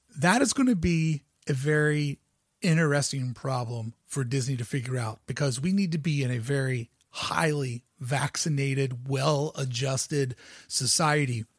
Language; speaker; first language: English; native; English